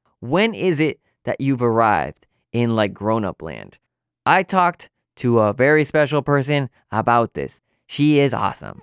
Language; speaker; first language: English; early bilingual, other home language; Spanish